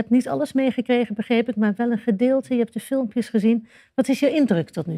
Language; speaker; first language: Dutch; native; Dutch